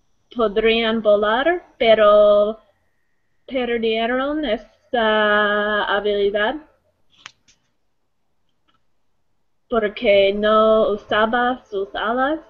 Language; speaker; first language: Spanish; non-native, learner; English